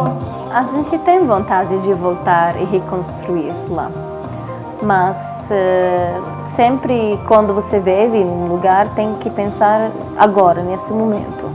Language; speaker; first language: Portuguese; non-native, fluent; Arabic